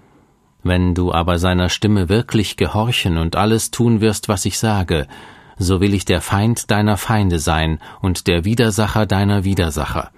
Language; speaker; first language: German; native; German